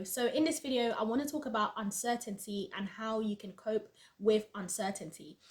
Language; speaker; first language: English; native; English